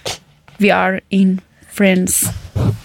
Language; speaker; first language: German; non-native, fluent; Persian